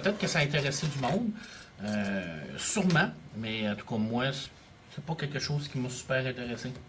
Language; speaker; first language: French; native; French